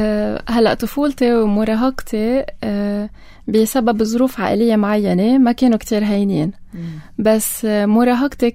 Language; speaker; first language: Arabic; native; Arabic